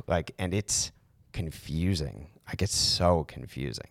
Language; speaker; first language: English; native; English